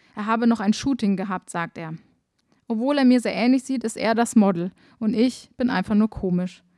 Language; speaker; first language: German; native; German